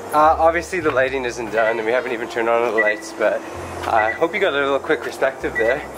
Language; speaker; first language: English; native; English